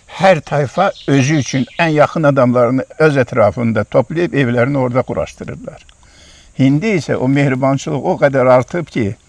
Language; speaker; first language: Azerbaijani; non-native, local second language; Lezghian